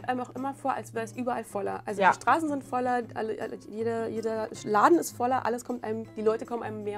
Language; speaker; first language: German; native; German